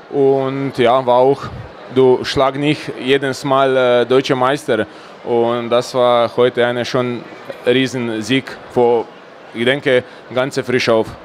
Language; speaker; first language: German; non-native, fluent; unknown